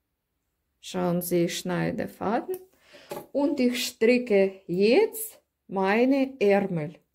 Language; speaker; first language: German; non-native, learner; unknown